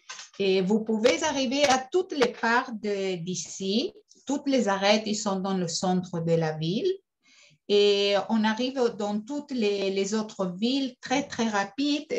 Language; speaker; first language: French; non-native, fluent; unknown